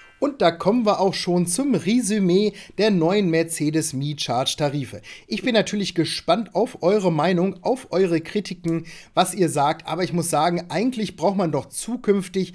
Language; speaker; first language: German; native; German